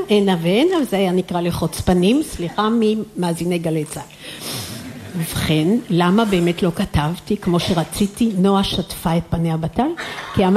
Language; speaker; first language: Hebrew; native; Hebrew